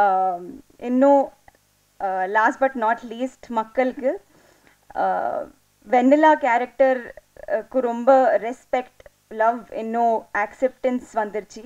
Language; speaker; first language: Tamil; non-native, local second language; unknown